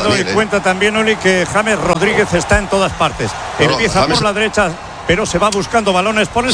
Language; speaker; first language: Spanish; native; Spanish